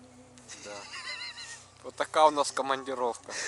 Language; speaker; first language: Russian; native; Russian